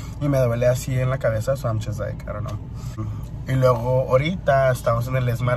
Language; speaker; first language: Spanish; early bilingual, heritage; Spanish